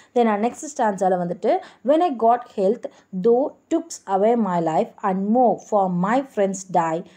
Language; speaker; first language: English; non-native, local second language; Tamil